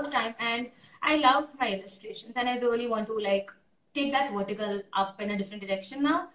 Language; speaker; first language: English; non-native, local second language; Hindi